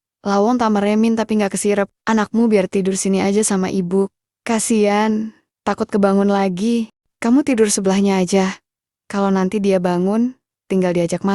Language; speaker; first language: Indonesian; native; Indonesian